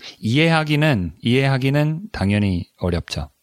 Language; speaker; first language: Korean; non-native, learner; English